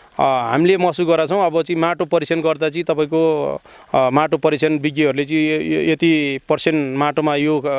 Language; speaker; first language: Nepali; non-native, local second language; Sherpa